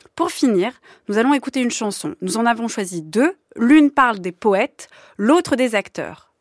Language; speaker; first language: French; native; French